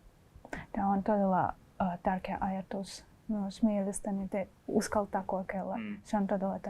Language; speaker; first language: Finnish; non-native, fluent; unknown